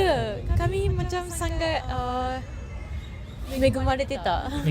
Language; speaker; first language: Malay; non-native, fluent; Japanese